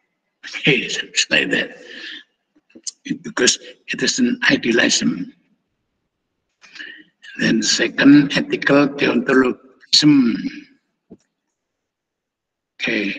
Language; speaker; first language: English; non-native, fluent; Indonesian